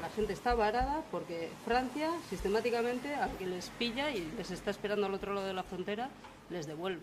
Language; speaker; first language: Spanish; native; Spanish